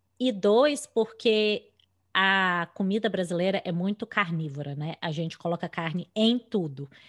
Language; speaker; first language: Portuguese; native; Portuguese